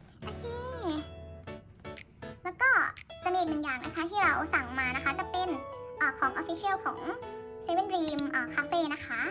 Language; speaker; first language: Thai; native; Thai